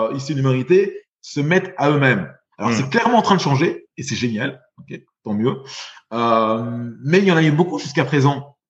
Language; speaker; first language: French; native; French